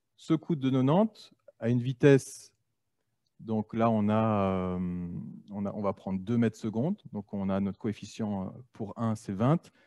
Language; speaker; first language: French; native; French